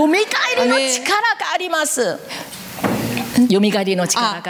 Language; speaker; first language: Japanese; non-native, learner; Korean